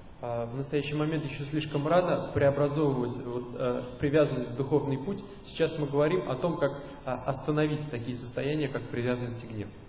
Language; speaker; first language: Russian; native; Russian